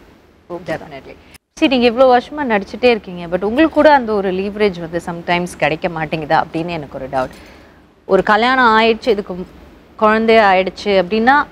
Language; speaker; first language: Tamil; native; Tamil